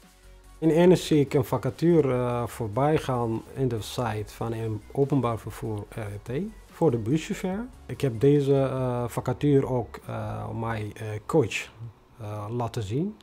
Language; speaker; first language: Dutch; non-native, fluent; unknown